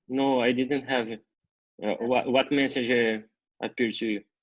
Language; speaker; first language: English; non-native, learner; Portuguese